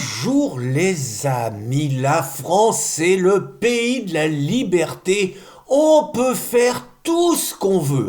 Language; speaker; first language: French; native; French